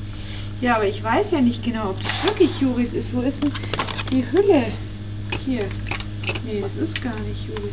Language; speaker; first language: German; native; German